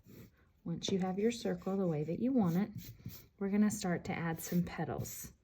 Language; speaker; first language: English; native; English